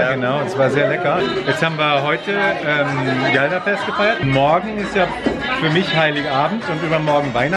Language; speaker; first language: German; native; German